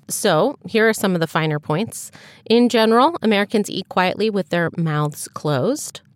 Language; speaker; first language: English; native; English